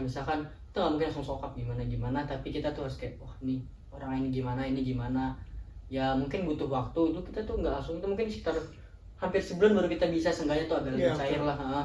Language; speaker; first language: Indonesian; native; Indonesian